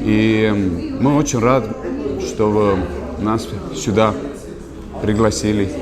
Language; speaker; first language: Russian; non-native, fluent; Estonian